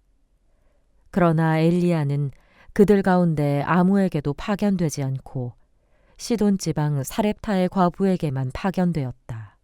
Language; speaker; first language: Korean; native; Korean